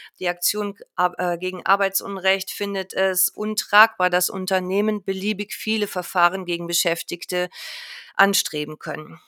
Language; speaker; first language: German; native; German